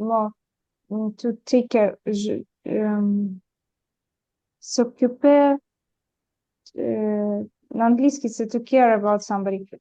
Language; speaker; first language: French; non-native, learner; Ukrainian